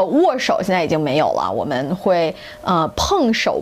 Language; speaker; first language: Chinese; native; Chinese